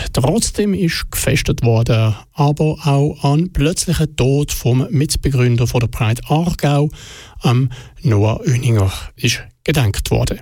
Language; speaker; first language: German; native; German